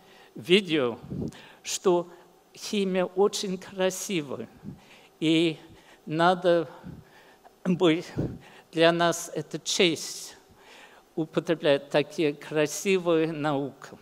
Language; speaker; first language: Russian; early bilingual, heritage; English